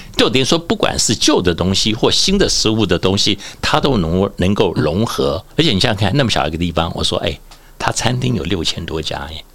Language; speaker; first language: Chinese; native; Chinese